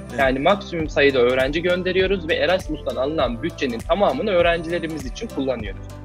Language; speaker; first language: Turkish; native; Turkish